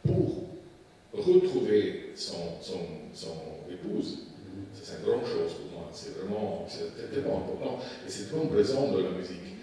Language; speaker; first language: French; non-native, fluent; Slovenian